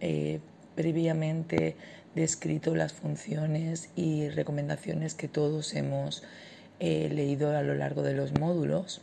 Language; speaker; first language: Spanish; native; Spanish